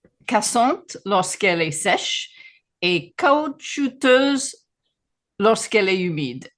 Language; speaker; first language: French; non-native, fluent; English